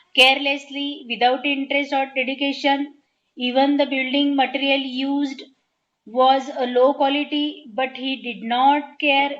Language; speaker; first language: English; non-native, local second language; Marathi